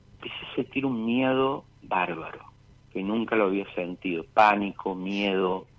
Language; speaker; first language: Spanish; native; Spanish